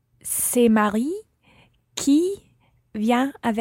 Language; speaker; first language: French; non-native, learner; English